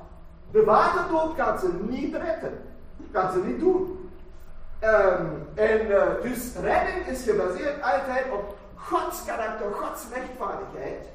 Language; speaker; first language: Dutch; non-native, fluent; German